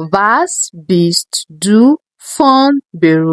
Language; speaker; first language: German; non-native, learner; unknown